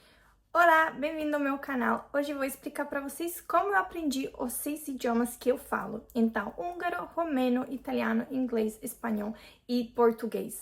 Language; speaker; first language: Portuguese; non-native, fluent; Hungarian